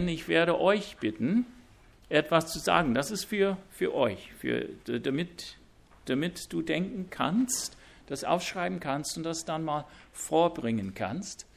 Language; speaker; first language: German; non-native, fluent; English